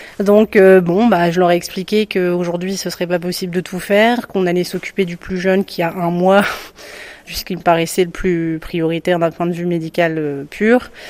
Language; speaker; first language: French; native; French